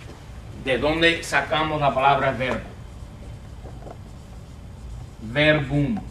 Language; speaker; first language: Spanish; non-native, fluent; English